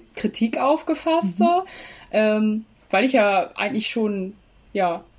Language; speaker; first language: German; native; German